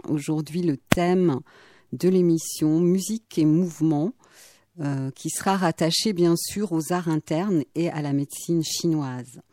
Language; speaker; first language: French; native; French